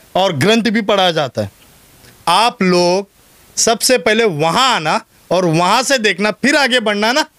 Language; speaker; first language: Hindi; non-native, local second language; Urdu